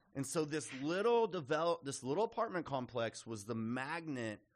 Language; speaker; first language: English; native; English